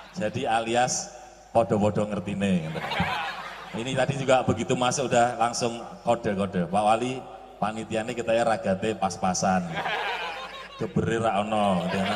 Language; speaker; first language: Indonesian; non-native, local second language; Javanese